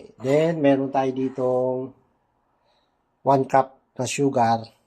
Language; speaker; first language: Filipino; non-native, local second language; Bikol